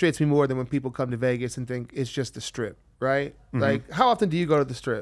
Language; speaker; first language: English; native; English